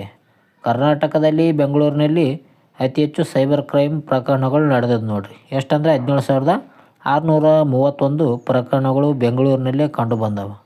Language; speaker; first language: Kannada; native; Kannada